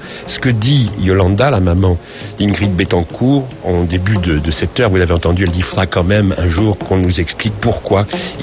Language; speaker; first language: French; native; French